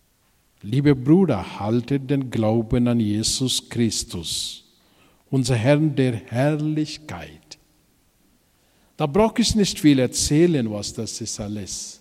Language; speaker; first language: German; non-native, fluent; Telugu